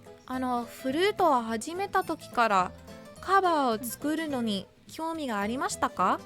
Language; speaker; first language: Japanese; non-native, learner; English